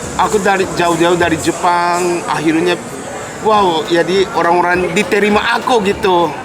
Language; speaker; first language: Indonesian; non-native, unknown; Japanese